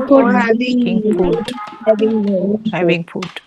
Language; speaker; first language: English; non-native, learner; Hindi